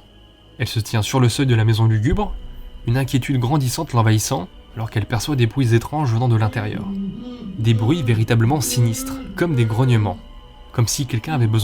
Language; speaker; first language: French; native; French